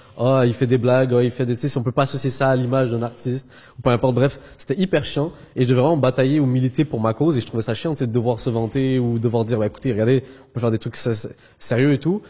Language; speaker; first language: French; early bilingual, other home language; Arabic